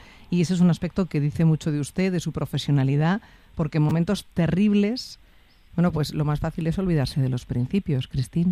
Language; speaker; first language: Spanish; native; Spanish